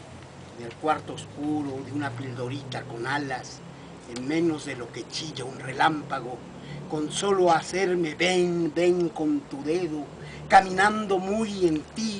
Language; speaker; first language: Spanish; native; Spanish